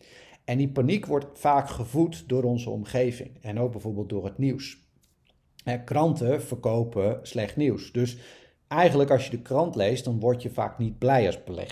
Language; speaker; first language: Dutch; native; Dutch